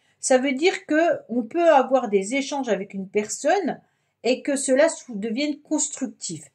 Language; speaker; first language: French; native; French